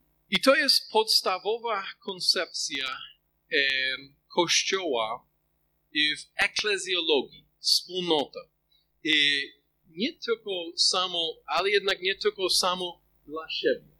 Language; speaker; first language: Polish; non-native, fluent; English